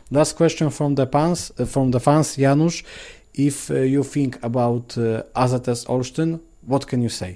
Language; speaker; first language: English; non-native, learner; Polish